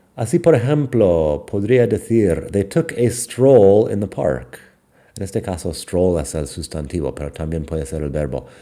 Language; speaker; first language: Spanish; non-native, fluent; English